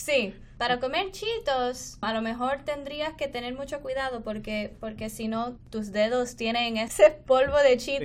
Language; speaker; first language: Spanish; non-native, fluent; English